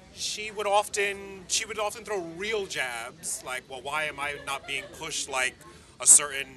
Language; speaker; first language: English; native; English